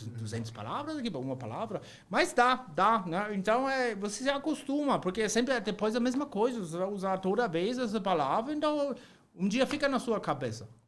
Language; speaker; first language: Portuguese; non-native, fluent; German